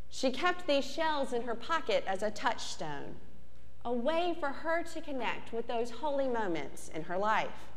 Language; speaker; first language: English; native; English